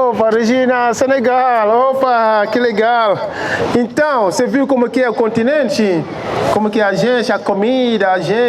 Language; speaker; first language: Portuguese; non-native, fluent; Wolof